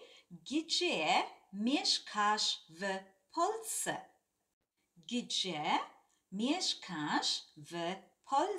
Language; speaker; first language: Polish; non-native, fluent; Sinhala